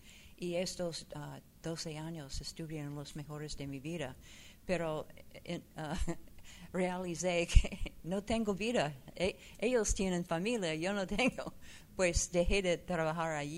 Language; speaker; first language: Spanish; non-native, fluent; English